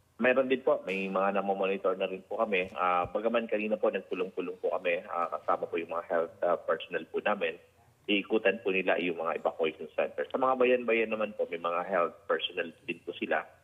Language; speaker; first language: Filipino; native; Filipino